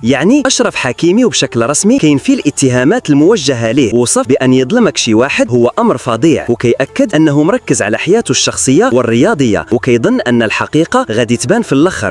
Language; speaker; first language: Arabic; native; Arabic